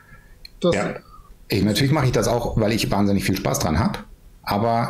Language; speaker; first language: German; native; German